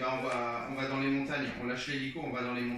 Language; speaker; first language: French; native; French